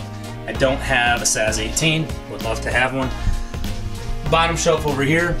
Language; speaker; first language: English; native; English